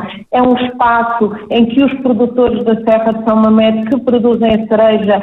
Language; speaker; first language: Portuguese; native; Portuguese